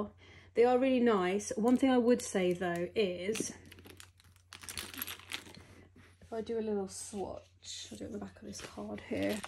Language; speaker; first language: English; native; English